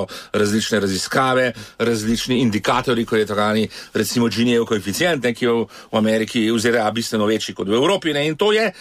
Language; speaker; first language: Slovenian; native; Slovenian